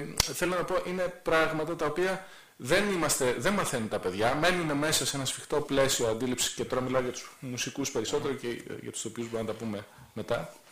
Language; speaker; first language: Greek; native; Greek